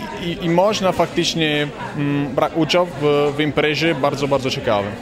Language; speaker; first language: Polish; non-native, fluent; Italian